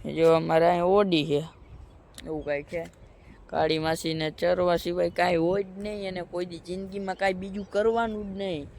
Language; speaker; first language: Gujarati; native; Gujarati